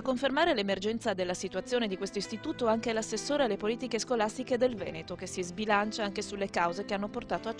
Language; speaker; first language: Italian; native; Italian